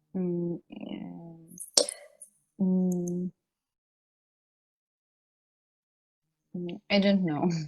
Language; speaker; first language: English; non-native, learner; Russian